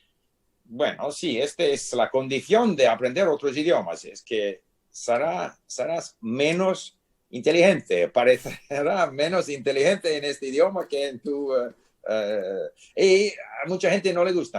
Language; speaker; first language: Spanish; non-native, fluent; English